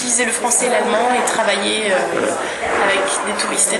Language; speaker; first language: French; non-native, fluent; English